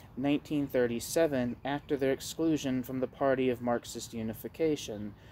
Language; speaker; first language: English; native; English